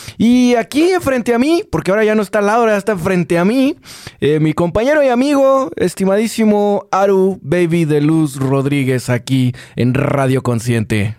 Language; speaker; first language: Spanish; native; Spanish